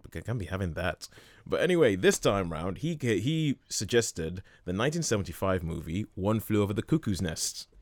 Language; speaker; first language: English; non-native, local second language; Yoruba